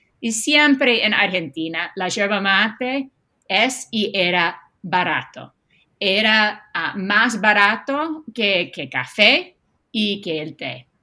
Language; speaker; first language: Spanish; non-native, fluent; English